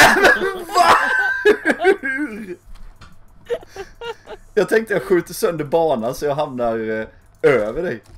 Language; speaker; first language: Swedish; native; Swedish